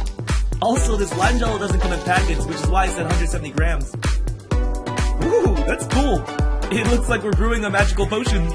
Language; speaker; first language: English; native; English